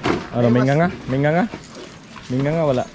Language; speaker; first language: Filipino; native; Filipino